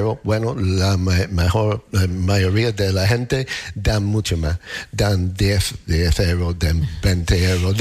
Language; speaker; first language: Spanish; non-native, fluent; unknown